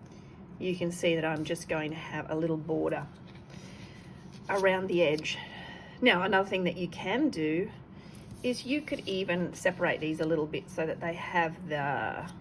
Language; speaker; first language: English; native; English